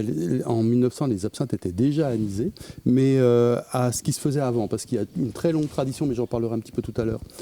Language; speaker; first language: French; native; French